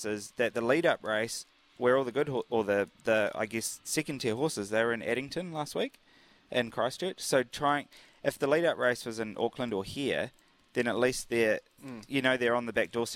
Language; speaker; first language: English; native; English